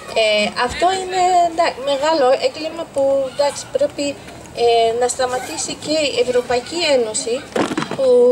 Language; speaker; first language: Greek; non-native, fluent; Arabic